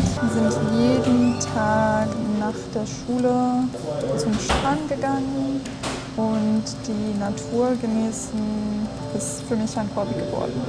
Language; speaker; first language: German; non-native, learner; English